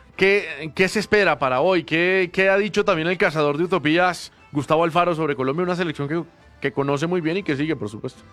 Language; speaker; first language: Spanish; native; Spanish